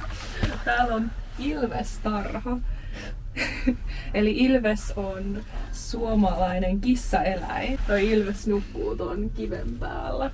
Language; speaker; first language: Finnish; native; Finnish